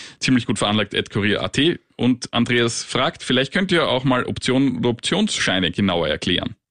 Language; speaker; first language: German; native; German